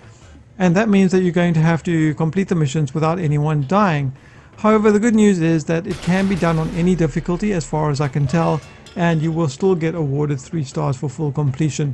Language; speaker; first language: English; native; English